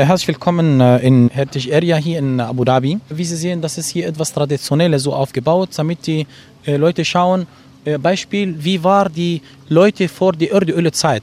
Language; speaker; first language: German; non-native, learner; Arabic